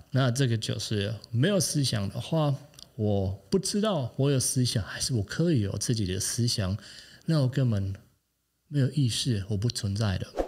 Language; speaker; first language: Chinese; non-native, fluent; German